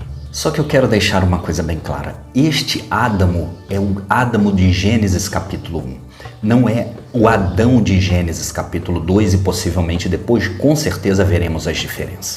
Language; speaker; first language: Portuguese; native; Portuguese